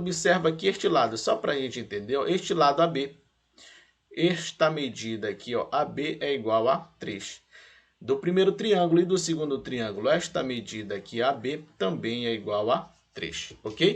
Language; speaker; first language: Portuguese; native; Portuguese